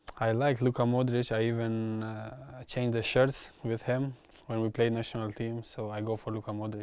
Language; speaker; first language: English; non-native, learner; Albanian